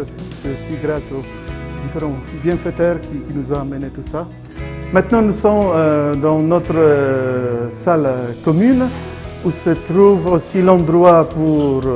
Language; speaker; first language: French; non-native, fluent; Polish